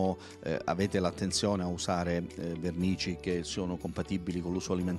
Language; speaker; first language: Italian; native; Italian